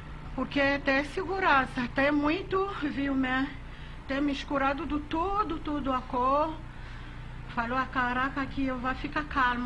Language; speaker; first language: Portuguese; non-native, learner; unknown